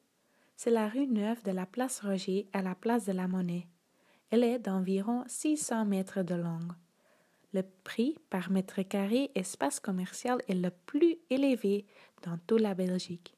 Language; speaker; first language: French; non-native, learner; Dutch